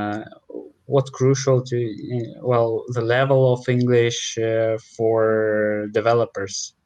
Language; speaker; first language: English; non-native, learner; Russian